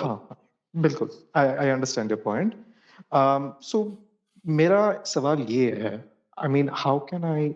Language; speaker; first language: Hindi; non-native, local second language; Malayalam